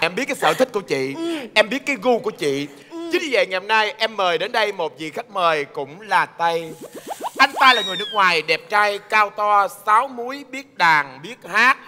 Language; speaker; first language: Vietnamese; native; Vietnamese